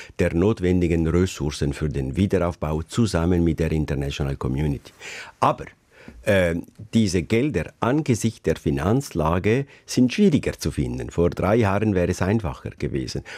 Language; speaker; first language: German; non-native, local second language; Italian